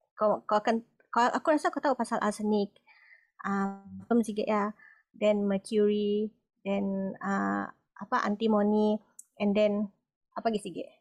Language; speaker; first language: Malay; native; Malay